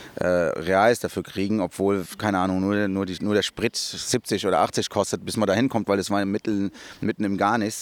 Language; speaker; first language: German; early bilingual, other home language; Portuguese